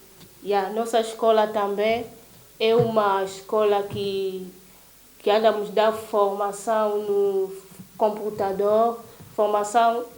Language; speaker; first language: Portuguese; non-native, learner; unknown